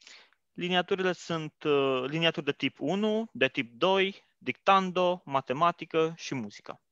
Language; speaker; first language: Romanian; native; Romanian